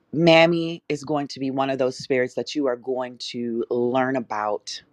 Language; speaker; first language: English; native; English